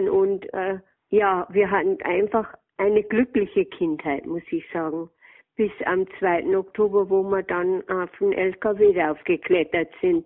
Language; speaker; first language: German; native; German